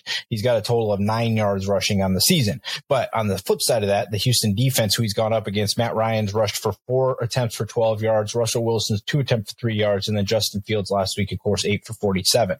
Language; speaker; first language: English; native; English